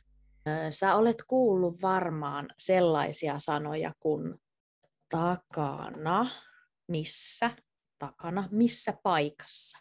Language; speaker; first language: Finnish; native; Finnish